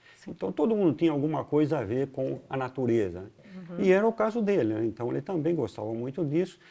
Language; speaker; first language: Portuguese; native; Portuguese